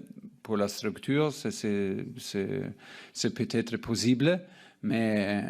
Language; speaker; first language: French; non-native, fluent; German